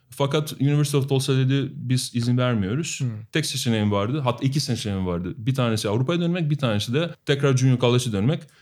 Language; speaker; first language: Turkish; non-native, fluent; Albanian